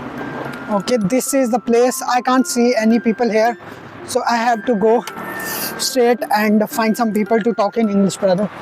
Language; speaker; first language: English; non-native, learner; Hindi